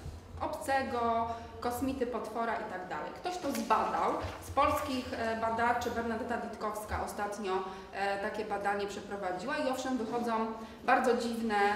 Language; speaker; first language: Polish; native; Polish